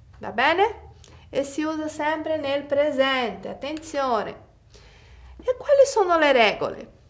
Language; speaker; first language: Italian; non-native, fluent; Portuguese